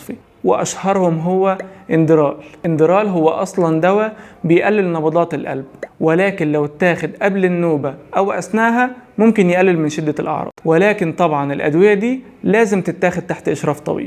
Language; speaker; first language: Arabic; native; Arabic